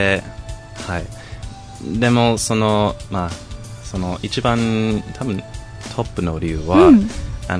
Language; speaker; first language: Japanese; non-native, fluent; English